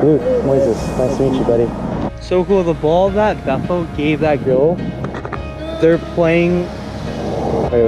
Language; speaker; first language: English; early bilingual, other home language; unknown